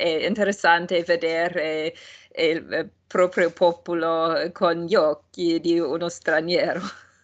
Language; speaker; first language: Italian; non-native, fluent; English